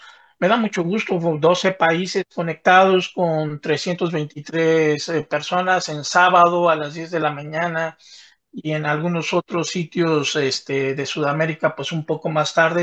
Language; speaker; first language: Spanish; native; Spanish